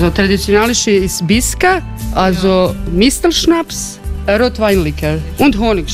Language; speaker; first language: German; non-native, fluent; Croatian